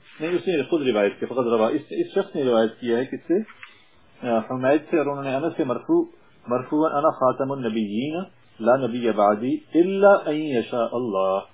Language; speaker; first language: Urdu; non-native, local second language; Punjabi